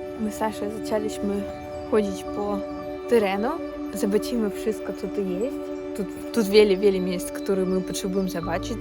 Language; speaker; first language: Polish; non-native, learner; Russian